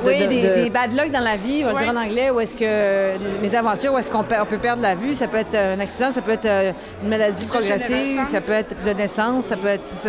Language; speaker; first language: French; native; French